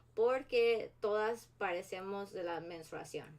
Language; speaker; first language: Spanish; early bilingual, heritage; Spanish